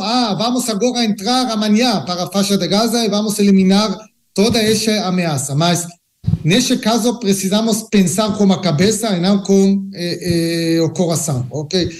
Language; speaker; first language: Portuguese; non-native, learner; Hebrew